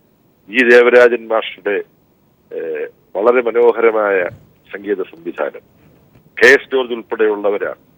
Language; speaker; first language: Malayalam; native; Malayalam